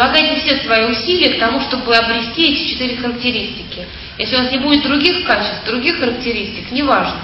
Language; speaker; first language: Russian; native; Russian